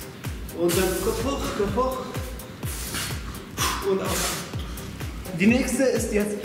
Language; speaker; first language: German; non-native, learner; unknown